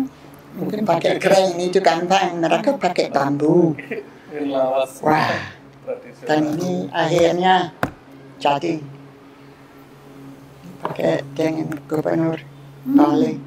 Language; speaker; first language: Indonesian; non-native, fluent; English